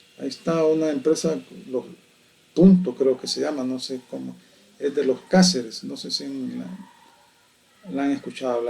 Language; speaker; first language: Spanish; native; Spanish